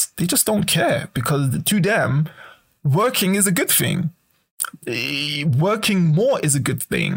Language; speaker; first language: English; native; English